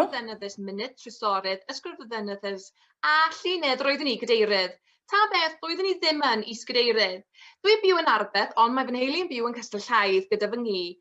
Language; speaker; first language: Welsh; non-native, local second language; English